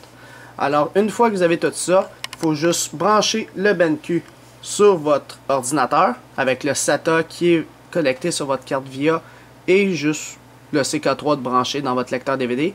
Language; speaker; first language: French; native; French